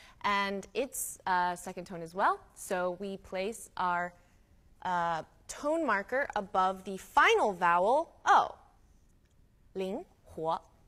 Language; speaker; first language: English; native; English